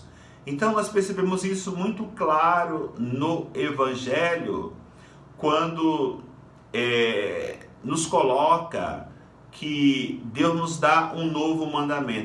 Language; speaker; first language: Portuguese; native; Portuguese